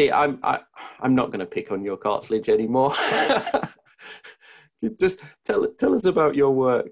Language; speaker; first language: English; native; English